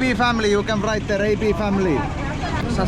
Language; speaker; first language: English; non-native, fluent; Finnish